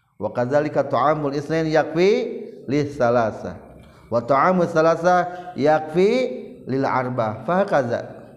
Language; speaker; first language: Arabic; non-native, fluent; Indonesian